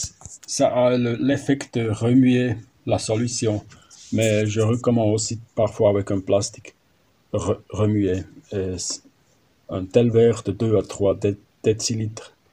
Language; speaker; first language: French; non-native, learner; German